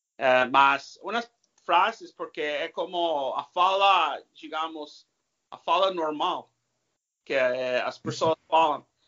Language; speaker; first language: Portuguese; non-native, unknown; English